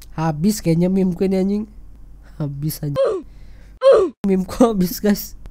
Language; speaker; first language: Indonesian; native; Indonesian